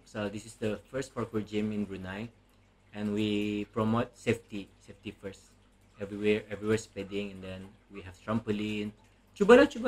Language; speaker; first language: English; non-native, local second language; Malay